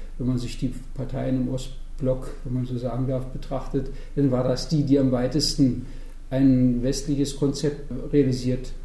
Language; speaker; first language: German; native; German